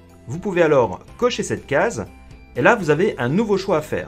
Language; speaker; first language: French; native; French